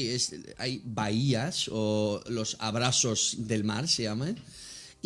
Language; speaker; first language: Spanish; non-native, fluent; Dutch